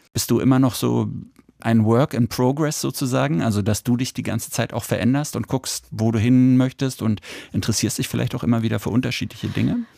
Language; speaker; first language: German; native; German